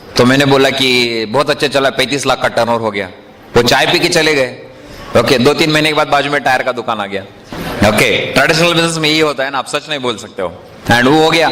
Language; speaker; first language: Hindi; non-native, local second language; Marathi